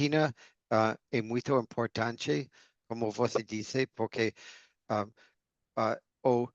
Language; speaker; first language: Portuguese; non-native, learner; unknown